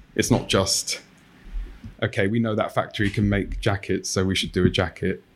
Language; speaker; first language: English; native; English